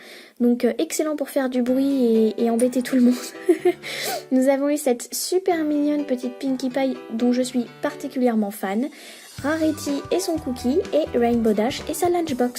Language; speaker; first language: French; native; French